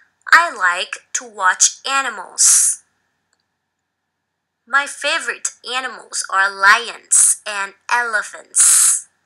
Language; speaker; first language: English; non-native, fluent; Thai